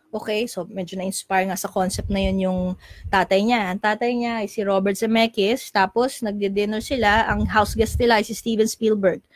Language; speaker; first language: Filipino; native; Filipino